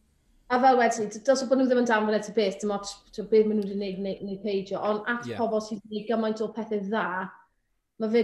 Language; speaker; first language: Welsh; native; Welsh